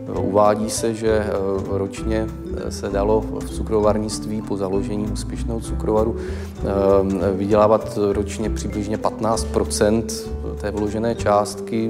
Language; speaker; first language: Czech; native; Czech